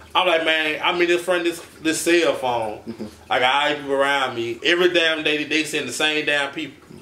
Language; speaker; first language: English; native; English